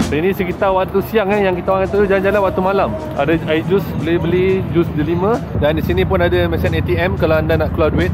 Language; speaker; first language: Malay; native; Malay